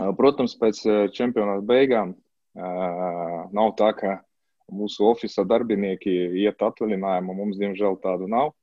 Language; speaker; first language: Latvian; non-native, local second language; Russian